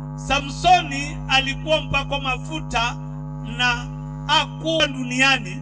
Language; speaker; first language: Swahili; non-native, local second language; Kamba